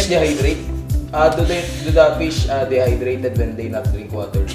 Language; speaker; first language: English; non-native, learner; Filipino